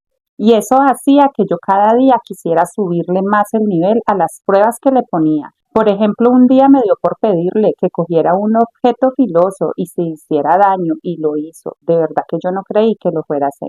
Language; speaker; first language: Spanish; native; Spanish